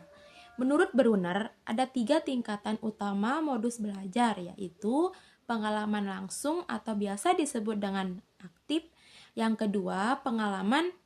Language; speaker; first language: Indonesian; native; Indonesian